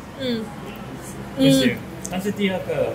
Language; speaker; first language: Chinese; non-native, learner; Korean